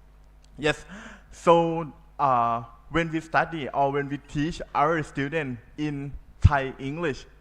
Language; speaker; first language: English; non-native, learner; Thai